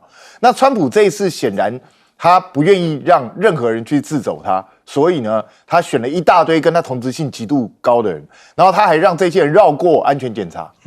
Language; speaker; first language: Chinese; native; Chinese